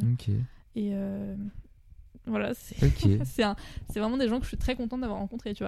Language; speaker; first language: French; native; French